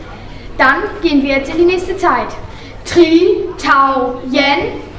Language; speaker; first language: German; native; German